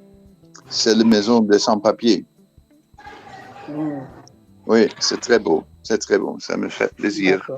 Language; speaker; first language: French; non-native, fluent; Dutch